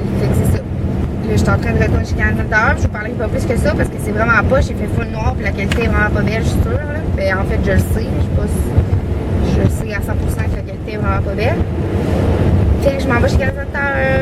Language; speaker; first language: French; native; French